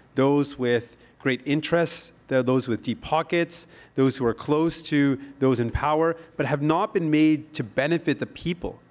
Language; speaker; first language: English; native; English